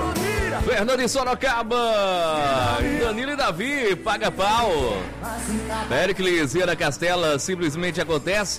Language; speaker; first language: Portuguese; native; Portuguese